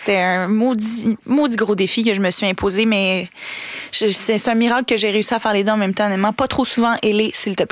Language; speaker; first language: French; native; French